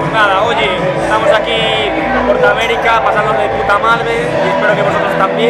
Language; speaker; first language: Spanish; native; Spanish